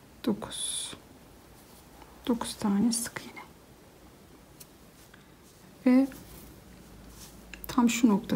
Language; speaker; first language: Turkish; native; Turkish